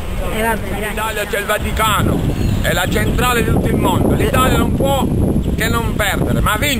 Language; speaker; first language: Italian; native; Italian